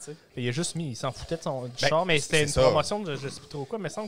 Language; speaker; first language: French; native; French